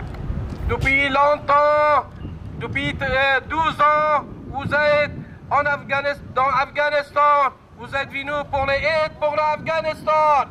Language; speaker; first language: French; non-native, learner; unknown